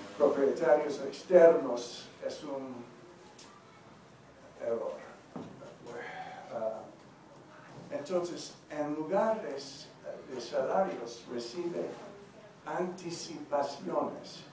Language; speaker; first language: Spanish; non-native, learner; English